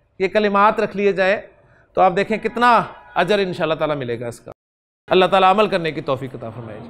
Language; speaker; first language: Urdu; native; Urdu